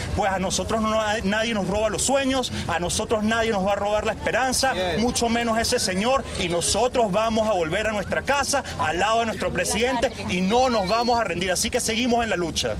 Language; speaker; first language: Spanish; native; Spanish